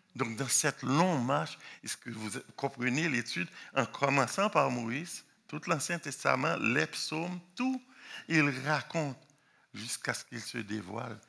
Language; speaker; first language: French; non-native, local second language; Haitian Creole